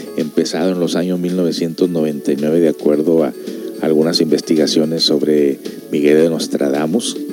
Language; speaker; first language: Spanish; early bilingual, heritage; Spanish